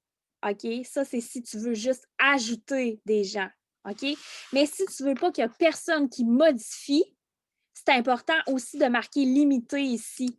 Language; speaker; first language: French; native; French